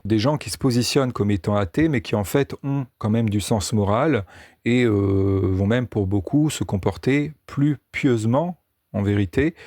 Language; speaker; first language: French; native; French